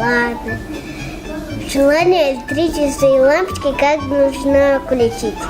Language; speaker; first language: Russian; non-native, learner; Tajik